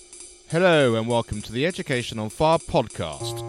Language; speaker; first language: English; native; English